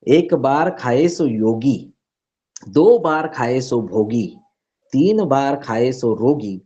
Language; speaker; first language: Hindi; non-native, local second language; Marathi